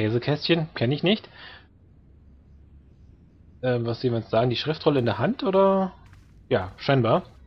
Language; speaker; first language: German; native; German